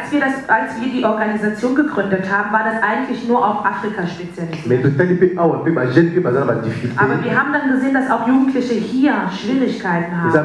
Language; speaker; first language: German; non-native, fluent; Lingala